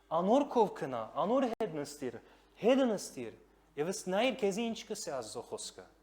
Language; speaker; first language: Armenian; early bilingual, heritage; Armenian